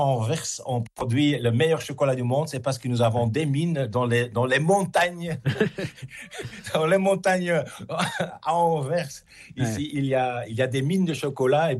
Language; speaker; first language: French; native; French